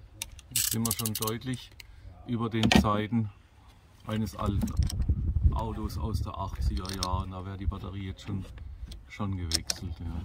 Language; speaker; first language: German; native; German